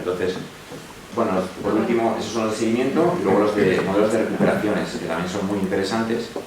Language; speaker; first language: Spanish; native; Spanish